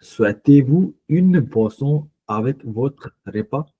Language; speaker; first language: French; non-native, fluent; Punjabi